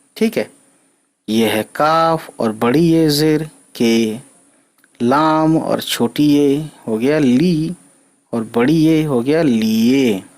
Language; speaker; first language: Urdu; native; Urdu